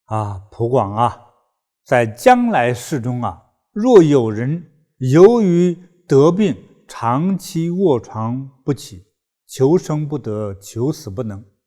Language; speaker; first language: Chinese; native; Chinese